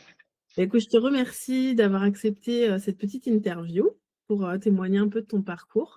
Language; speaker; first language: French; native; French